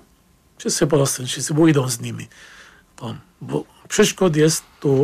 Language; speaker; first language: Polish; non-native, fluent; Arabic